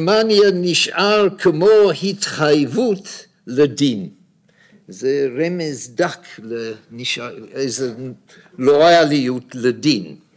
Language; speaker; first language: Hebrew; non-native, fluent; English